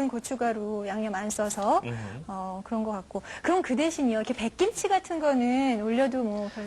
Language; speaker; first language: Korean; native; Korean